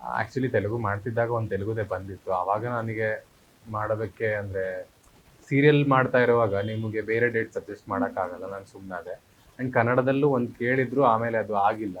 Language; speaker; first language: Kannada; native; Kannada